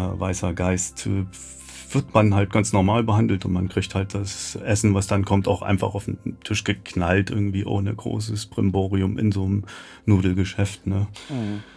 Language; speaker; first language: German; native; German